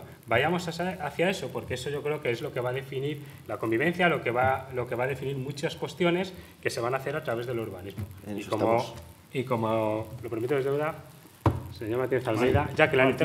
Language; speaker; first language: Spanish; native; Spanish